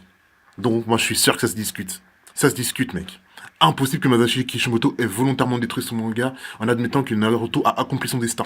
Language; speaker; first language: French; native; French